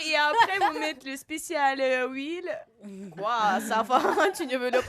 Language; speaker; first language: French; non-native, learner; Russian